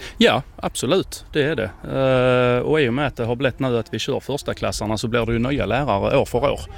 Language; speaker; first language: Swedish; native; Swedish